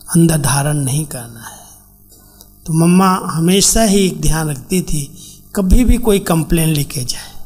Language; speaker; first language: Hindi; native; Hindi